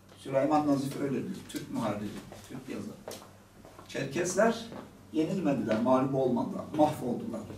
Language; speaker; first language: Turkish; non-native, local second language; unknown